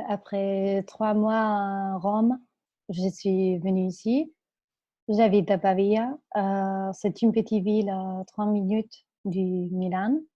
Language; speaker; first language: French; non-native, fluent; Spanish